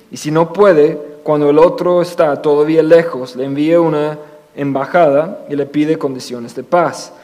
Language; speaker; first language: Spanish; non-native, fluent; English